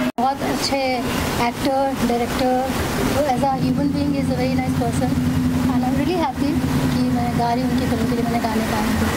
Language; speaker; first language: Hindi; native; Hindi